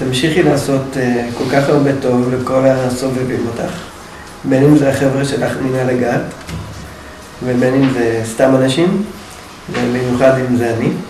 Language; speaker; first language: Hebrew; native; Hebrew